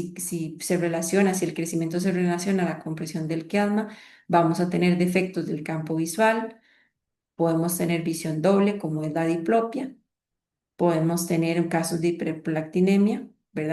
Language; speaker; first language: Spanish; native; Spanish